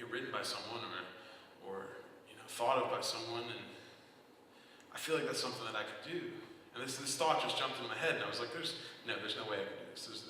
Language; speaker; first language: English; native; English